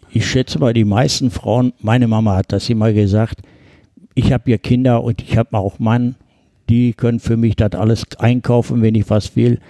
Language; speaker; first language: German; early bilingual, other home language; Turkish